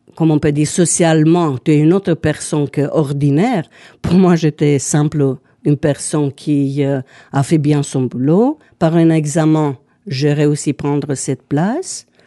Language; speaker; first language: French; non-native, fluent; Romanian